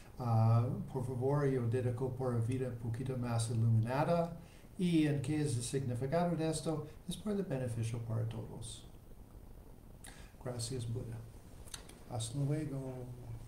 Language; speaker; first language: Spanish; non-native, learner; English